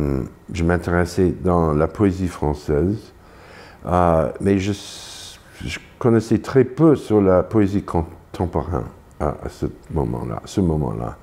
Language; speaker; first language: French; non-native, fluent; English